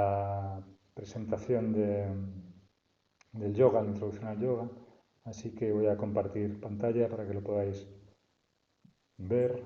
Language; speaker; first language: Spanish; native; Spanish